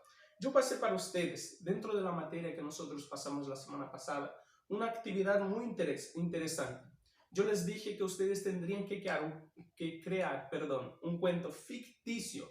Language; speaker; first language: Spanish; non-native, fluent; Portuguese